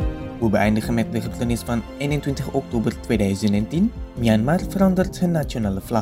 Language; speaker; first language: Dutch; non-native, fluent; Indonesian